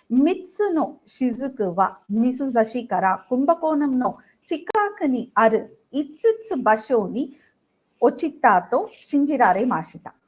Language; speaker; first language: Japanese; non-native, fluent; Tamil